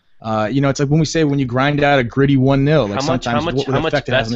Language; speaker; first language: English; native; English